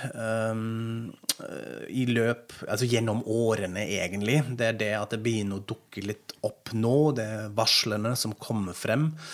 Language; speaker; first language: Norwegian; non-native, fluent; German